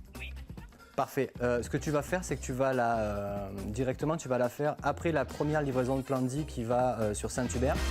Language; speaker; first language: French; native; French